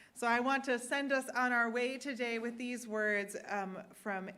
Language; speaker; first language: English; native; English